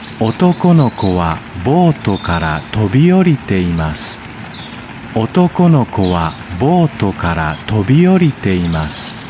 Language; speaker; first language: Japanese; non-native, learner; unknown